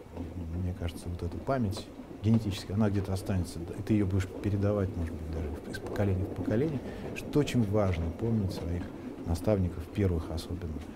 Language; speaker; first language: Russian; native; Russian